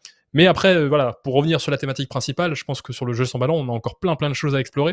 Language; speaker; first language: French; native; French